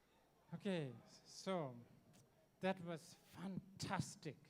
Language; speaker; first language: English; non-native, learner; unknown